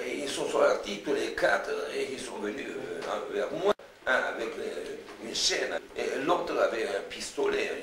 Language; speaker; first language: French; non-native, fluent; Romanian